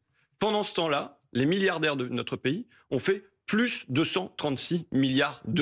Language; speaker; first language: French; native; French